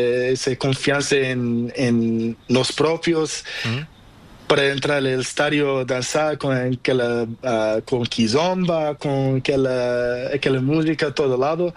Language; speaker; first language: Spanish; non-native, learner; Portuguese